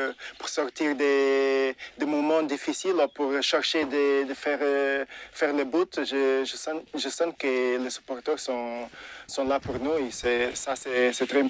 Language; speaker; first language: French; non-native, fluent; Portuguese